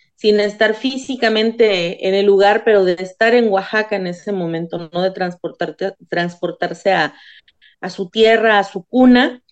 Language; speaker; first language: Spanish; non-native, local second language; Zapotec